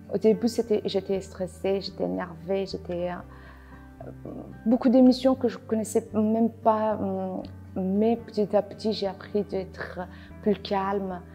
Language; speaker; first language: French; non-native, learner; Persian